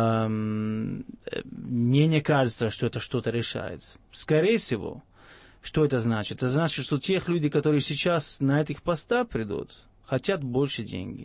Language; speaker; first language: Russian; non-native, fluent; Italian